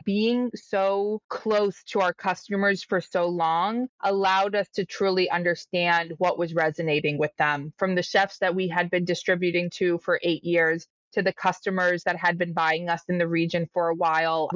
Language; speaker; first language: English; native; English